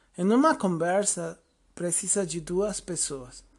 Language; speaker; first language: Portuguese; non-native, fluent; Spanish